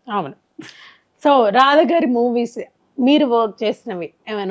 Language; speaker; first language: Telugu; native; Telugu